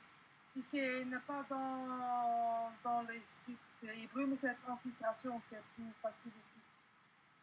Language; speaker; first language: French; non-native, fluent; Dutch